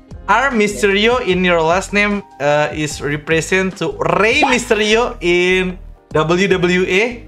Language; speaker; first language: English; non-native, learner; Indonesian